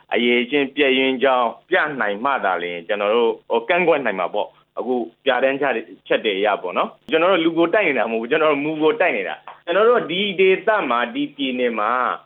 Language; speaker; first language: Burmese; native; Burmese